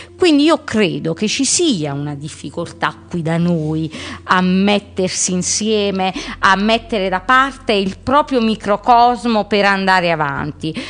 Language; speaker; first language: Italian; native; Italian